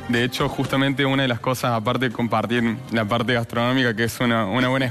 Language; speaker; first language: Spanish; native; Spanish